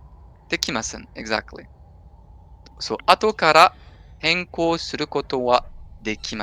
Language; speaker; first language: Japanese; non-native, fluent; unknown